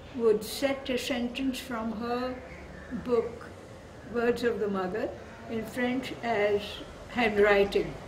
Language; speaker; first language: English; non-native, local second language; Bangla